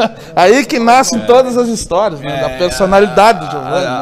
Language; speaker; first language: Portuguese; native; Portuguese